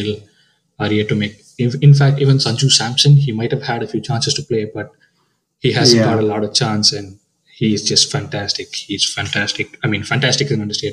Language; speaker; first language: English; non-native, local second language; Tamil